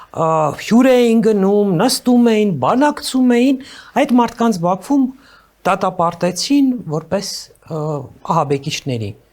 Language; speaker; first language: Armenian; native; Armenian